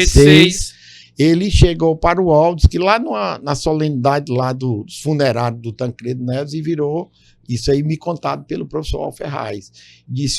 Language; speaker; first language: Portuguese; native; Portuguese